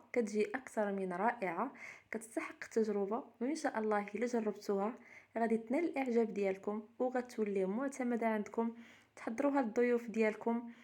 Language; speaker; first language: Arabic; native; Arabic